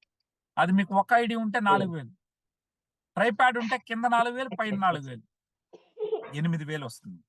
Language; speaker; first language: Telugu; native; Telugu